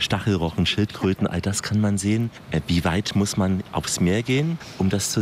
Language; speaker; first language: German; native; German